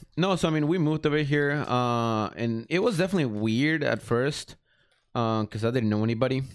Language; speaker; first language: English; early bilingual, other home language; Spanish